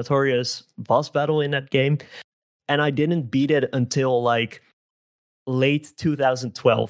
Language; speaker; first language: English; non-native, fluent; Dutch